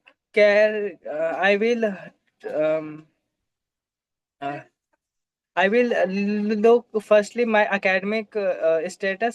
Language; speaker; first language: English; non-native, local second language; Hindi